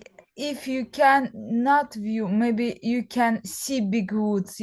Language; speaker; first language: English; non-native, learner; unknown